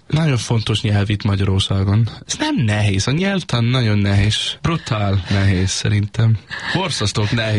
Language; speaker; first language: Hungarian; non-native, learner; Danish